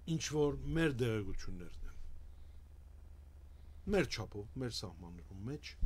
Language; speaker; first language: Armenian; early bilingual, heritage; Armenian